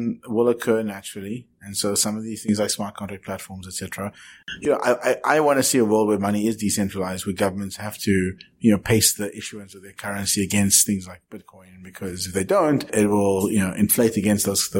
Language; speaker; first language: English; native; English